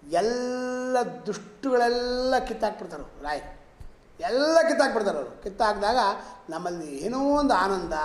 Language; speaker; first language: Kannada; native; Kannada